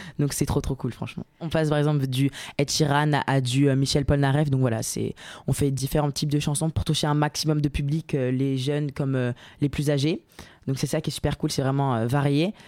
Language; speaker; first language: French; native; French